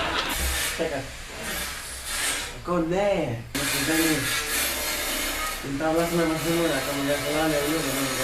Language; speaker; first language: Slovenian; early bilingual, other home language; Polish